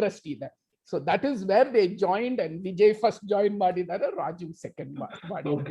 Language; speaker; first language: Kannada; non-native, local second language; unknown